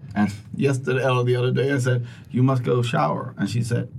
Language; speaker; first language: English; non-native, fluent; Swedish